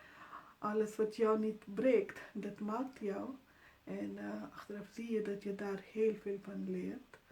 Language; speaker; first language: Dutch; non-native, fluent; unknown